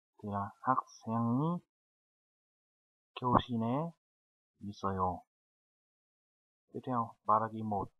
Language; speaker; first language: Korean; non-native, fluent; Vietnamese